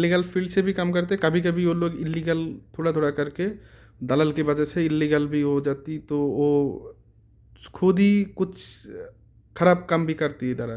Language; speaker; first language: Hindi; non-native, learner; Bangla